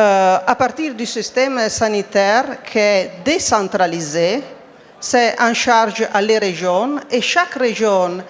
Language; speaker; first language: French; non-native, fluent; Italian